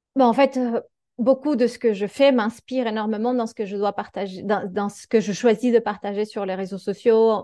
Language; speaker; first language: French; non-native, fluent; Spanish